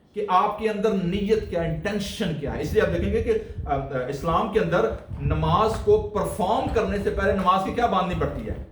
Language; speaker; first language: Urdu; non-native, local second language; Punjabi